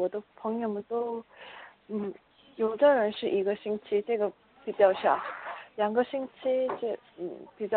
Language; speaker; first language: Chinese; non-native, learner; Korean